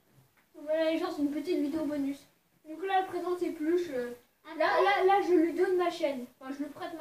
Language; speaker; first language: French; native; French